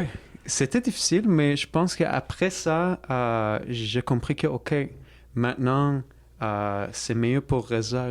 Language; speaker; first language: French; non-native, fluent; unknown